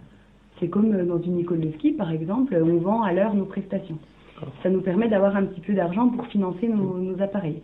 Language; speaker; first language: French; native; French